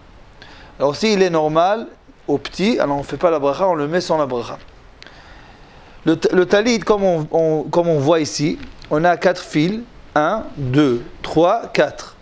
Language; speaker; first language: French; non-native, learner; Hebrew